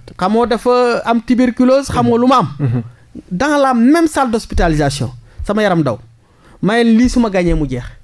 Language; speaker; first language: Wolof; native; Wolof